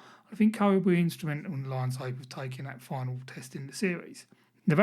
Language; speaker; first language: English; native; English